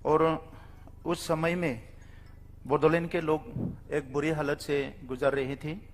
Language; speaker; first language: Hindi; non-native, local second language; Bodo